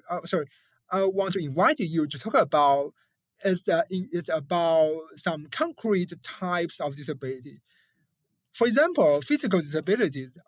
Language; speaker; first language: English; non-native, fluent; Chinese